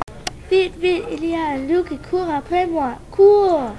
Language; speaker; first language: French; non-native, learner; English